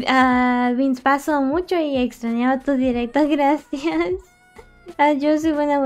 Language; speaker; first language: Spanish; non-native, learner; English